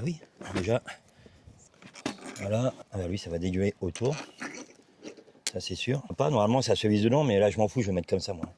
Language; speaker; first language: French; native; French